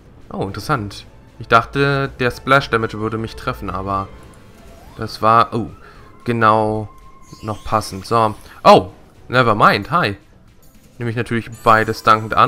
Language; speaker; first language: German; native; German